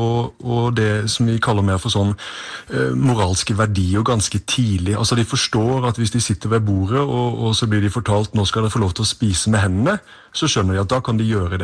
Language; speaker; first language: Norwegian; native; Norwegian